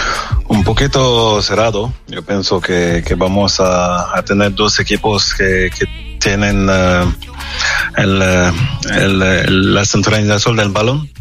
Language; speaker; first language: Spanish; non-native, fluent; French